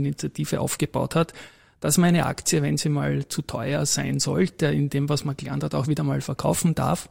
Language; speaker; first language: German; native; German